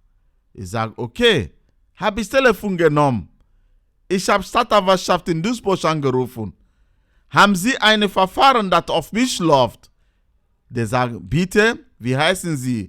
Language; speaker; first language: German; non-native, learner; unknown